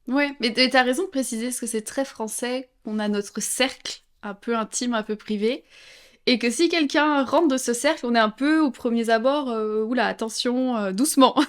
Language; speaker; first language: French; native; French